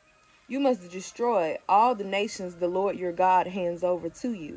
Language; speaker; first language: English; native; English